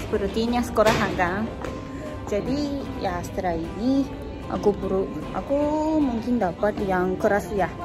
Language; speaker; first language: Indonesian; non-native, learner; Japanese